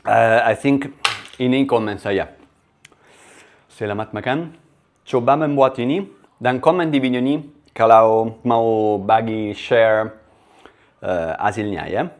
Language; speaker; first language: Indonesian; non-native, learner; Italian